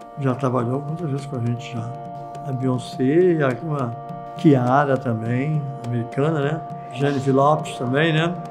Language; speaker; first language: Portuguese; native; Portuguese